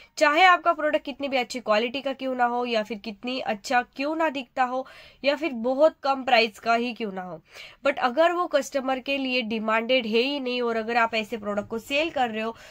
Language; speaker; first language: Hindi; native; Hindi